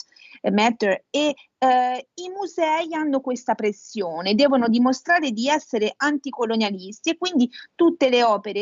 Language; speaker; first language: Italian; native; Italian